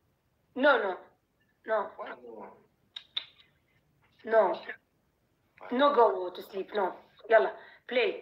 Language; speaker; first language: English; non-native, learner; Arabic